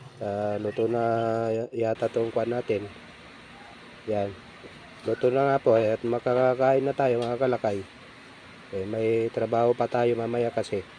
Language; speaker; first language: Filipino; non-native, local second language; Iloko